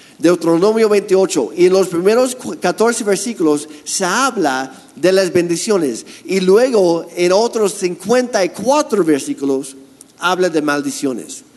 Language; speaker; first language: Spanish; non-native, fluent; English